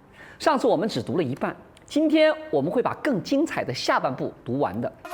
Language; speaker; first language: Chinese; native; Chinese